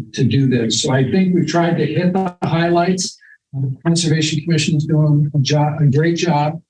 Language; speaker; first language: English; native; English